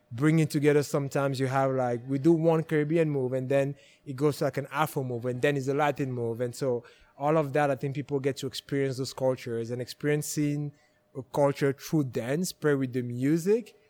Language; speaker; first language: English; non-native, local second language; French